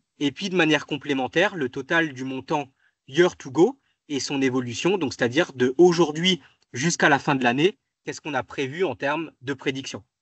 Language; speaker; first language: French; native; French